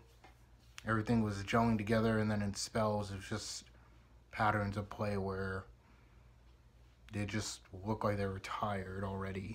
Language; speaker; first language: English; native; English